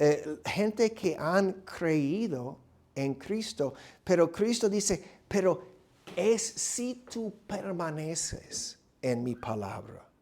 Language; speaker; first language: Spanish; non-native, fluent; English